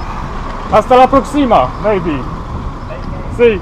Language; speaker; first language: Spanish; non-native, learner; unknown